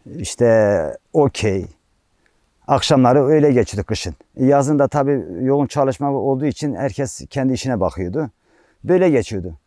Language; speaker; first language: Turkish; native; Turkish